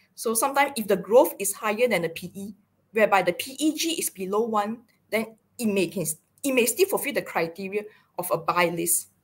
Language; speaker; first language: English; non-native, local second language; Chinese